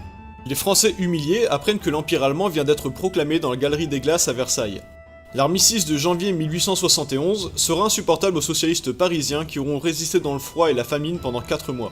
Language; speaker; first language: French; native; French